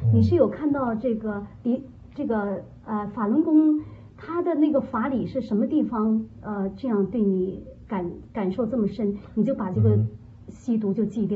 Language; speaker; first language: Chinese; native; Chinese